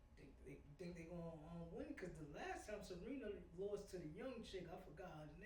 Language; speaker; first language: English; native; English